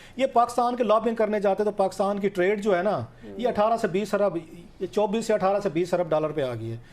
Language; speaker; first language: Urdu; non-native, local second language; Saraiki